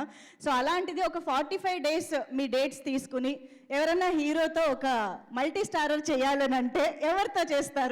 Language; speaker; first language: Telugu; native; Telugu